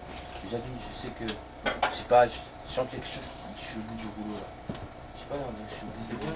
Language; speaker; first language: French; native; French